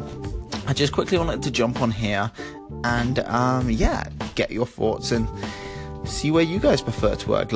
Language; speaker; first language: English; native; English